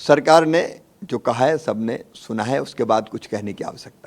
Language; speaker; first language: Hindi; native; Hindi